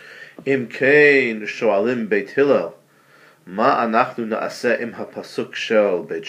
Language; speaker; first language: Hebrew; non-native, fluent; English